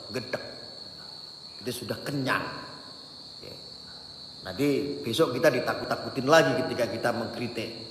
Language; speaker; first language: Indonesian; non-native, local second language; Javanese